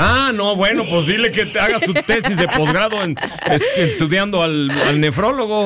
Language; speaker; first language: Spanish; native; Spanish